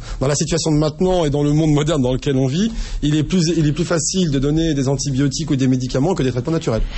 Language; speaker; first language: French; native; French